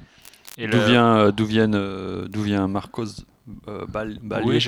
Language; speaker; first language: French; native; French